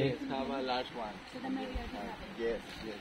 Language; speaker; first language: Spanish; native; Spanish